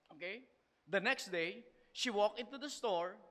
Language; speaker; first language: English; non-native, local second language; Filipino